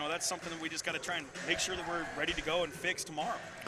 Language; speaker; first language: English; native; English